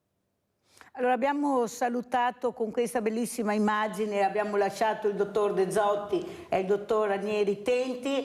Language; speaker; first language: Italian; native; Italian